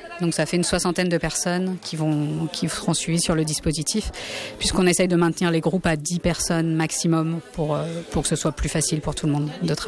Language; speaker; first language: French; native; French